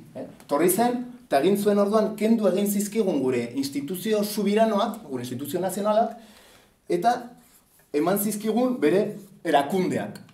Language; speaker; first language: Basque; native; Basque